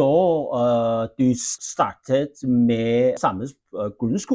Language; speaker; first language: Norwegian; non-native, learner; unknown